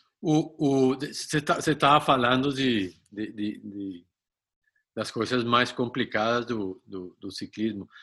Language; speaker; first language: Portuguese; non-native, fluent; Spanish